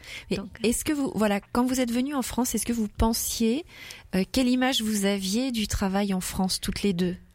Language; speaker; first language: French; native; French